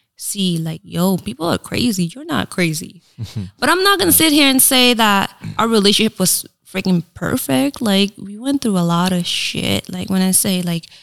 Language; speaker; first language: English; early bilingual, other home language; Filipino